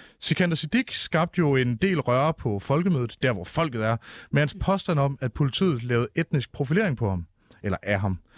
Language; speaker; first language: Danish; native; Danish